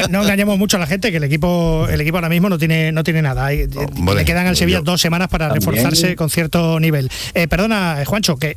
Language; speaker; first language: Spanish; native; Spanish